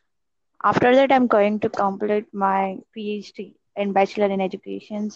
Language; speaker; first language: English; non-native, learner; Gujarati